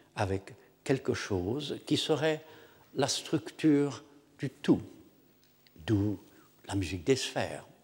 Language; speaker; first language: French; non-native, fluent; English